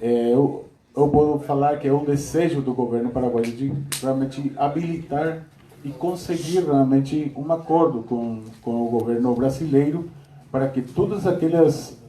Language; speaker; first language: Portuguese; non-native, fluent; Spanish